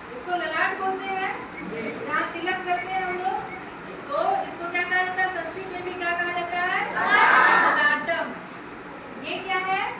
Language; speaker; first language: Hindi; native; Hindi